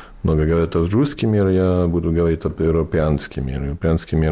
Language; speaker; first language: Russian; non-native, fluent; English